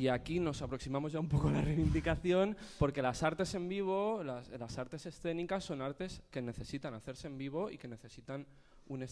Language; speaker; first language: Spanish; native; Spanish